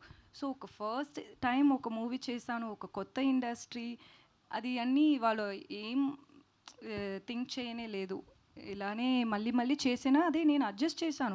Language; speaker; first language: Telugu; non-native, learner; Tamil